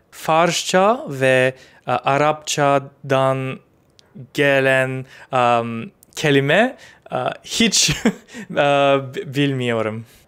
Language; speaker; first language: Turkish; non-native, learner; English